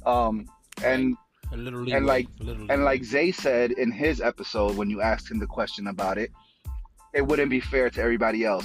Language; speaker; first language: English; native; English